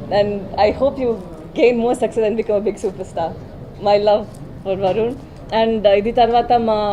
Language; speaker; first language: Telugu; non-native, learner; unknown